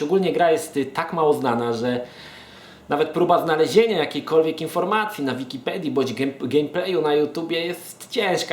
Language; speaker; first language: Polish; native; Polish